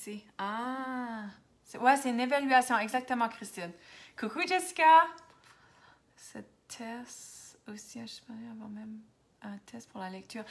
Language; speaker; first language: French; native; French